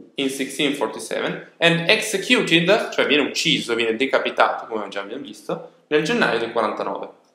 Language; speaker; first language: English; non-native, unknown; Italian